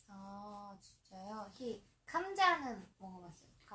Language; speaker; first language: Korean; non-native, fluent; Japanese